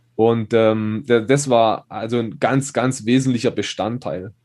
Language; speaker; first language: German; native; German